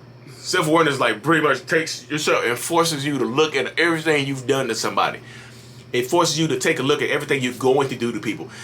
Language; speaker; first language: English; native; English